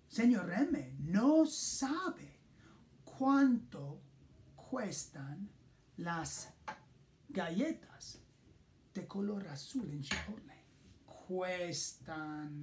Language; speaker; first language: Spanish; non-native, fluent; English